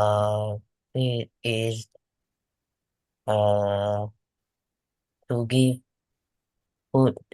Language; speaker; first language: English; non-native, learner; Vietnamese